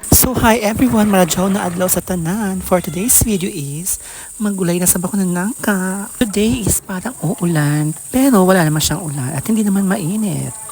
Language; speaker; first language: Filipino; native; Filipino